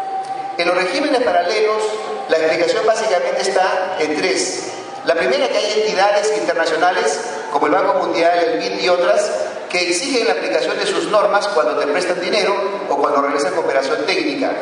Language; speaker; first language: Spanish; native; Spanish